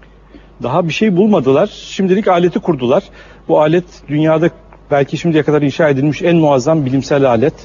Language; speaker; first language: Turkish; native; Turkish